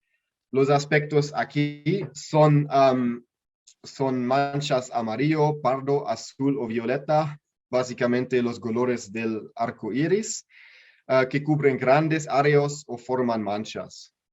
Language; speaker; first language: Spanish; non-native, learner; German